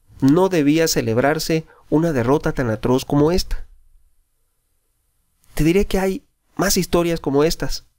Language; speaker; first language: Spanish; native; Spanish